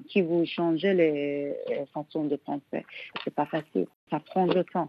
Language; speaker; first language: French; non-native, learner; Persian